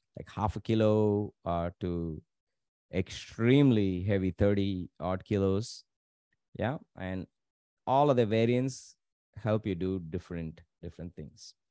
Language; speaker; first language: English; non-native, local second language; Tamil